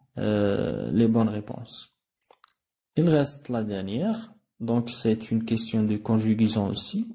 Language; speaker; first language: French; non-native, local second language; Arabic